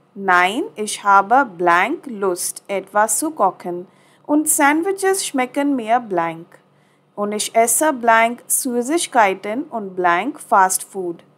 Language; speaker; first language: German; non-native, fluent; Hindi